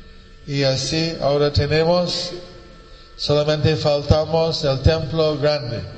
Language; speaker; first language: Spanish; non-native, learner; English